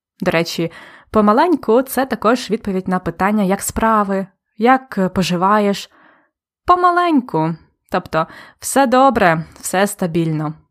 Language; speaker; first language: Ukrainian; native; Ukrainian